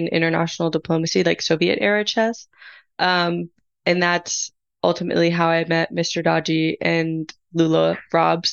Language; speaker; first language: English; native; English